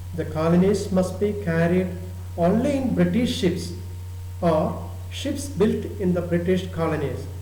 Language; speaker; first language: English; non-native, local second language; Malayalam